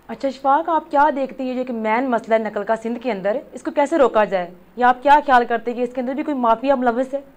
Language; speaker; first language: Urdu; native; Urdu